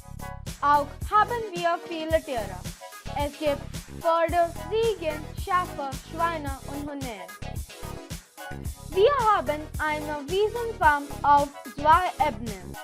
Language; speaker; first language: German; non-native, learner; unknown